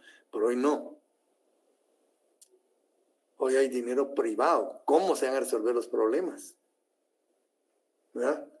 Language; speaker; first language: Spanish; native; Spanish